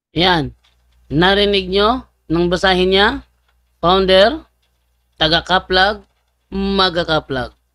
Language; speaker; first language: Filipino; native; Filipino